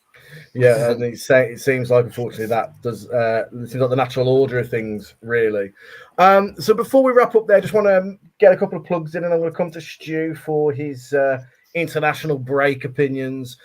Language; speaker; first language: English; native; English